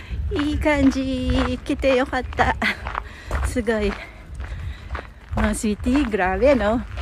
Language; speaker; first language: Japanese; non-native, fluent; Filipino